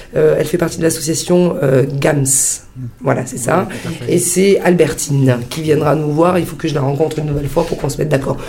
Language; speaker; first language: French; early bilingual, heritage; Italian